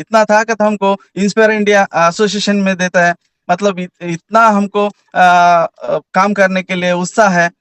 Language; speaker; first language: Hindi; non-native, local second language; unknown